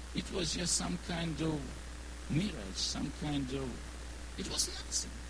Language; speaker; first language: English; non-native, learner; Ukrainian